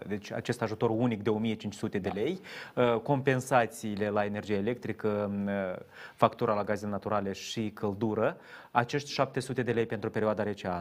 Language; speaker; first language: Romanian; native; Romanian